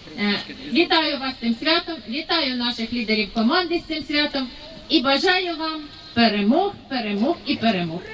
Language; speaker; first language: Ukrainian; native; Ukrainian